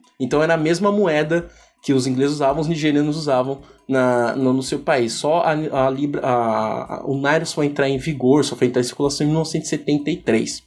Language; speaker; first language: Portuguese; early bilingual, other home language; Igbo